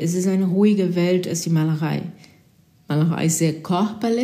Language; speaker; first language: German; non-native, fluent; Portuguese